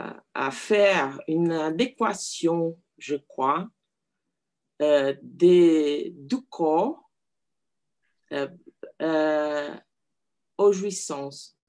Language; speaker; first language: French; non-native, learner; Portuguese